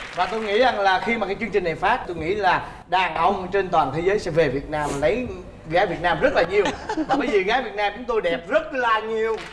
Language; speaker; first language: Vietnamese; native; Vietnamese